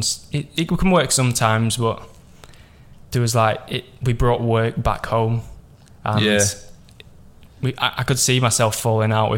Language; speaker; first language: English; native; English